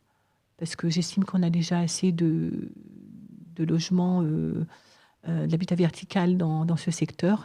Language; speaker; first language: French; native; French